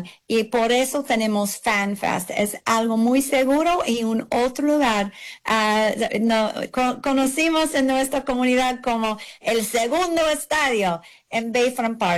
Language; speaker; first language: Spanish; early bilingual, heritage; English